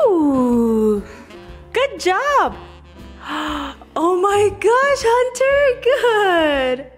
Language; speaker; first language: English; native; English